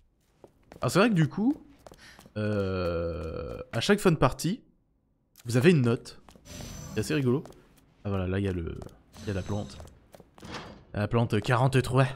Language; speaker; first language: French; native; French